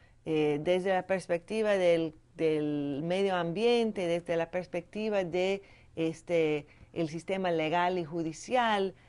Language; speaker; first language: Spanish; non-native, fluent; English